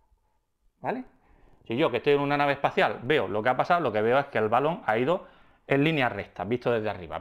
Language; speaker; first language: Spanish; native; Spanish